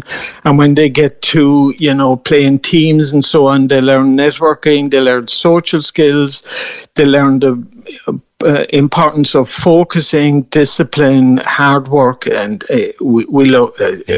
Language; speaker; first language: English; native; English